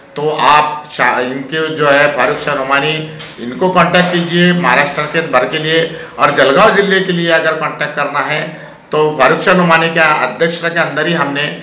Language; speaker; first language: Hindi; native; Hindi